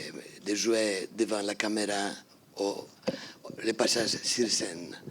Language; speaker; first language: French; non-native, fluent; Greek